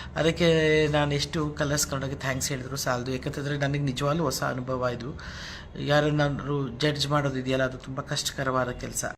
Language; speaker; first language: Kannada; non-native, local second language; Telugu